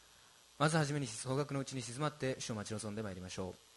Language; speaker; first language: Japanese; native; Japanese